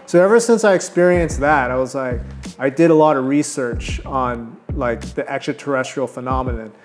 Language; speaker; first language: English; native; English